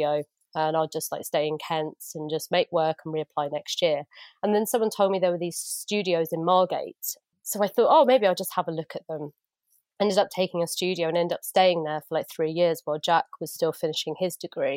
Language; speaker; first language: English; native; English